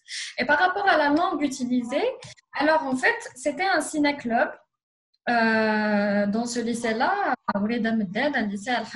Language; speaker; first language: French; non-native, local second language; Arabic